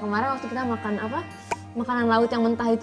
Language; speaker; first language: Indonesian; native; Indonesian